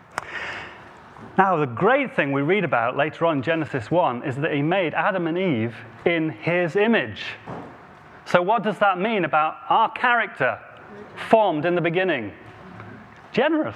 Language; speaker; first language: English; native; English